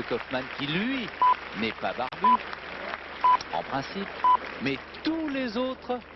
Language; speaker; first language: French; native; French